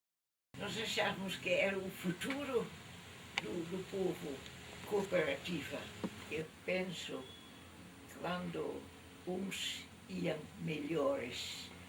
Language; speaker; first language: Portuguese; non-native, fluent; Dutch